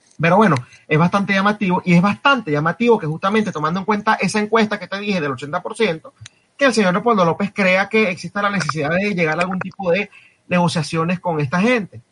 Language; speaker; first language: Spanish; native; Spanish